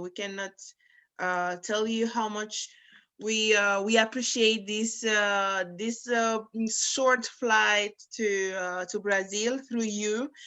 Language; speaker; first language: English; non-native, fluent; Romanian